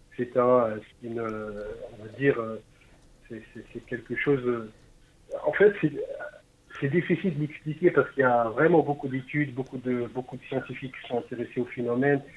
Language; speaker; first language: French; non-native, local second language; Arabic